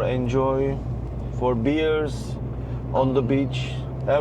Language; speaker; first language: English; non-native, learner; Turkish